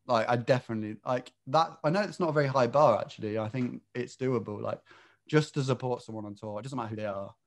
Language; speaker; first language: English; native; English